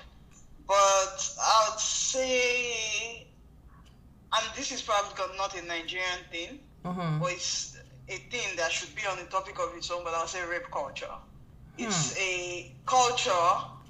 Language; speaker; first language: English; non-native, local second language; Yoruba